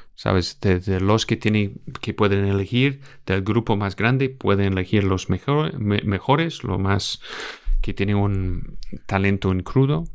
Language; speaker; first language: Spanish; non-native, fluent; English